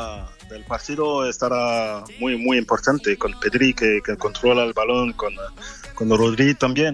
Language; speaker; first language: Spanish; non-native, fluent; French